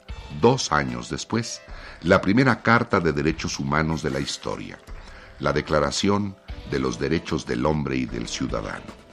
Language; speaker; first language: Spanish; native; Spanish